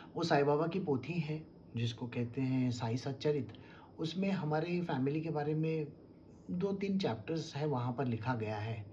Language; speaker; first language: Hindi; non-native, local second language; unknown